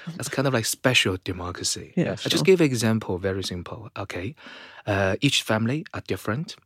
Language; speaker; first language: English; non-native, fluent; Chinese